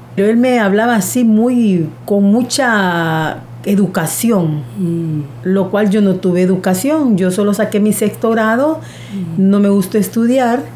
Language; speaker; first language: Spanish; native; Spanish